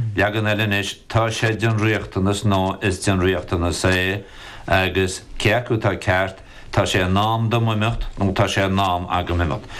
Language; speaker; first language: Irish; native; Irish